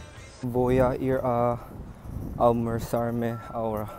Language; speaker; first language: Spanish; non-native, learner; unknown